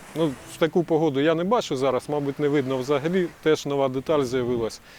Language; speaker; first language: Ukrainian; native; Ukrainian